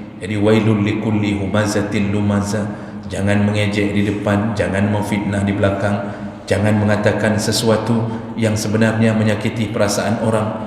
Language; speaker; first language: Malay; non-native, local second language; Achinese